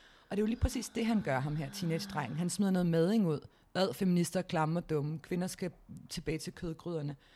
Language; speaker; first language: Danish; native; Danish